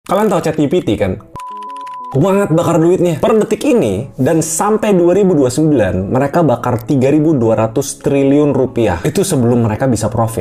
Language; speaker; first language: Indonesian; native; Indonesian